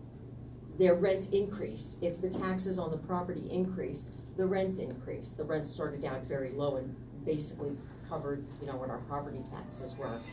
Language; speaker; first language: English; native; English